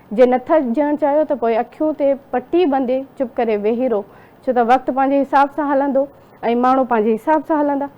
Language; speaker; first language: Sindhi; non-native, local second language; Urdu